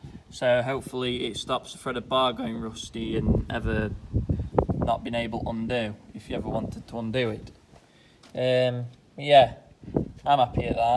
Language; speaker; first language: English; native; English